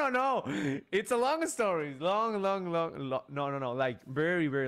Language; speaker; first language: English; non-native, learner; Spanish